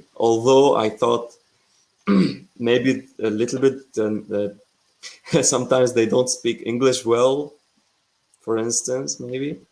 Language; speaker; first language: English; non-native, fluent; Arabic